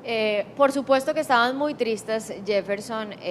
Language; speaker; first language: Spanish; native; Spanish